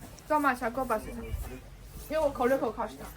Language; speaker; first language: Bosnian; non-native, learner; Chinese